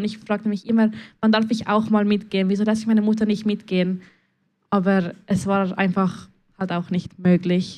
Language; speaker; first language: German; early bilingual, other home language; Spanish